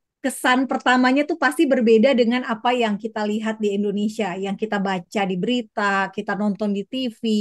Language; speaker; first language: Indonesian; native; Indonesian